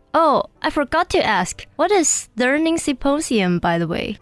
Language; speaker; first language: English; non-native, fluent; Chinese